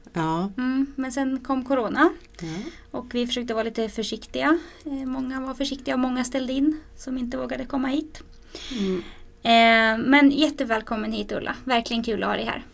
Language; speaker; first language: Swedish; native; Swedish